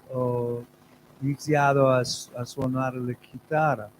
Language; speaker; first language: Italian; non-native, learner; English